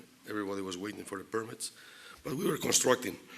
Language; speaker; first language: English; non-native, fluent; Spanish